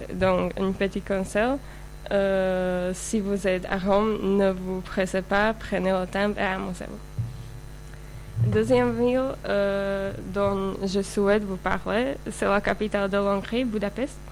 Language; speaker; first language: French; non-native, fluent; Slovak